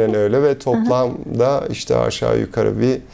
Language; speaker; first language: Turkish; early bilingual, heritage; Turkish